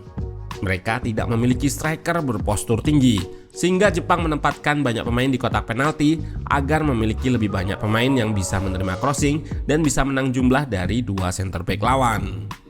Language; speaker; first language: Indonesian; native; Indonesian